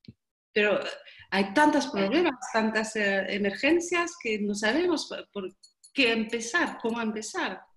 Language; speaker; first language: Spanish; non-native, learner; French